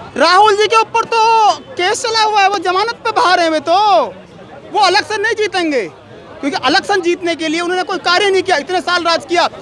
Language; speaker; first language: Hindi; native; Hindi